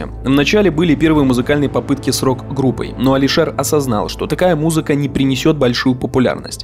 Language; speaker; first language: Russian; native; Russian